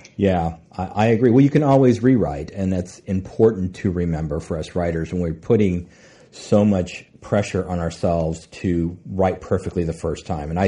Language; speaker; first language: English; native; English